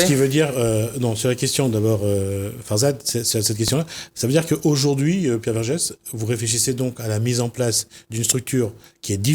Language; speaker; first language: French; native; French